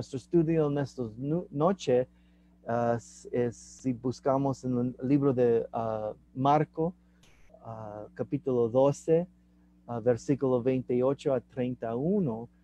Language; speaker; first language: Spanish; non-native, learner; English